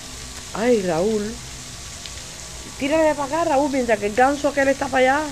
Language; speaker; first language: Spanish; native; Spanish